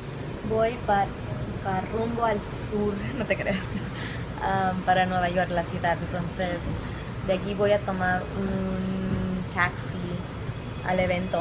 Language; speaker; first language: Spanish; early bilingual, heritage; English